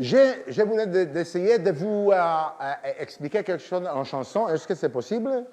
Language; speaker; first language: French; non-native, learner; Hebrew